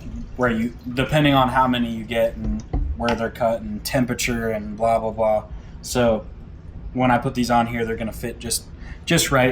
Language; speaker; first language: English; native; English